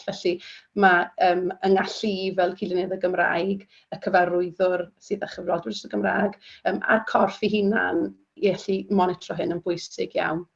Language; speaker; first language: Welsh; native; Welsh